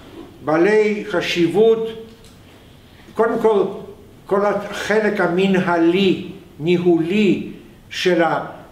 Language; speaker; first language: Hebrew; non-native, fluent; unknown